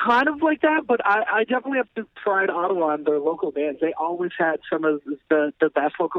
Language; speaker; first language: English; native; English